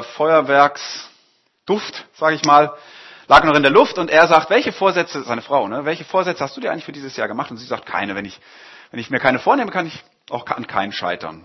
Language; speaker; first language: German; native; German